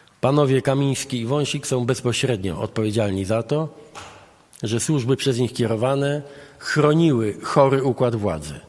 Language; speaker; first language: Polish; native; Polish